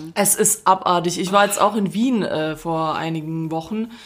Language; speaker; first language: German; native; German